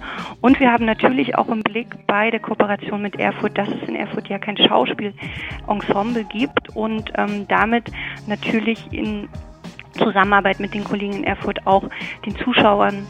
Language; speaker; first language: German; native; German